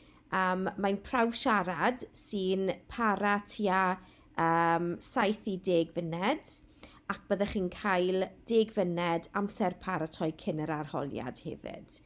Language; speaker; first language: Welsh; non-native, local second language; English